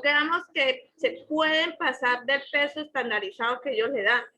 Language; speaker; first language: Spanish; native; Spanish